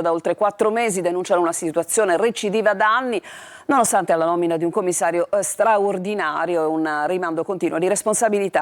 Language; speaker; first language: Italian; native; Italian